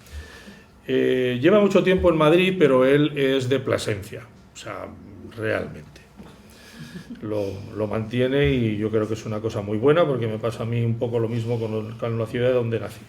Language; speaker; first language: Spanish; native; Spanish